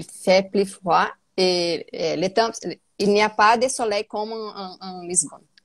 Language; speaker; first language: French; non-native, learner; Portuguese